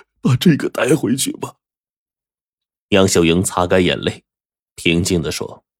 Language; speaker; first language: Chinese; native; Chinese